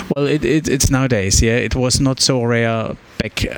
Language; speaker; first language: English; non-native, fluent; German